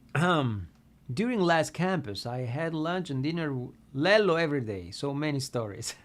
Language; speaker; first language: English; non-native, fluent; Italian